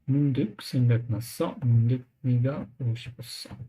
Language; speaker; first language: Korean; non-native, learner; English